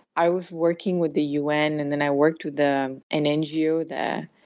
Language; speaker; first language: English; native; English